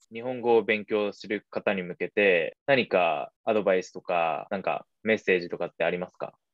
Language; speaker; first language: Japanese; native; Japanese